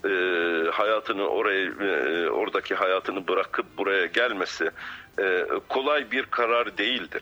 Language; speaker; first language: Turkish; non-native, fluent; Arabic